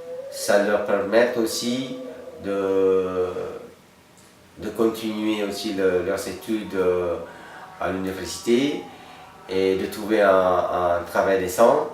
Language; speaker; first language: French; non-native, fluent; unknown